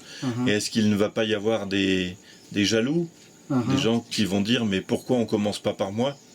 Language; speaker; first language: French; native; French